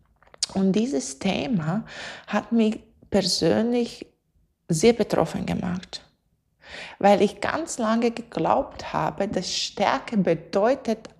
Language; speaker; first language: German; non-native, fluent; Latvian